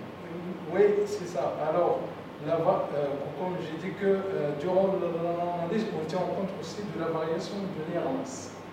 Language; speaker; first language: French; non-native, local second language; Arabic